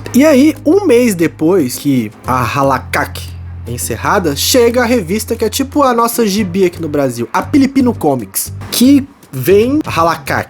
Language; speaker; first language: Portuguese; native; Portuguese